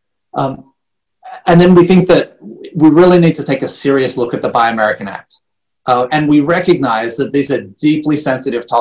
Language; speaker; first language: English; native; English